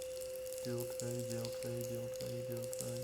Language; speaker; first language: Dutch; non-native, local second language; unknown